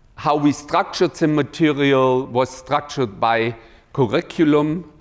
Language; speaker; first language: English; non-native, fluent; German